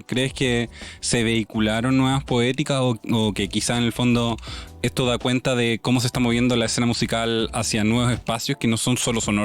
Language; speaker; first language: Spanish; native; Spanish